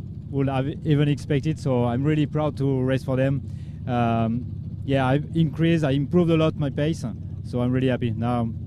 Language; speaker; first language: English; non-native, learner; French